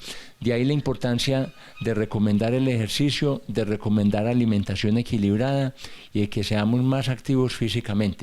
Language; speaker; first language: Spanish; native; Spanish